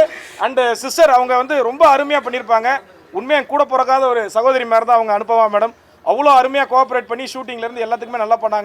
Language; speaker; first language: Tamil; native; Tamil